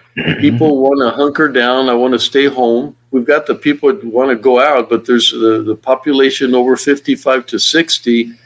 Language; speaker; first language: English; native; English